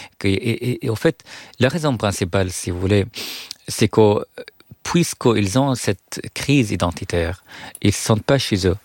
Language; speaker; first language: French; non-native, fluent; Arabic